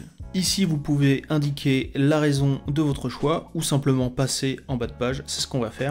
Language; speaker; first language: French; native; French